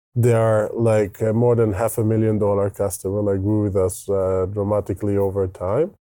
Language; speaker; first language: English; non-native, fluent; Hebrew